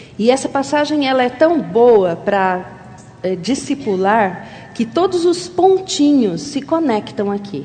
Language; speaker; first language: Portuguese; native; Portuguese